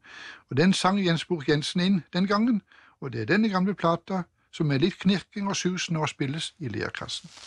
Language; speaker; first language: Norwegian; native; Norwegian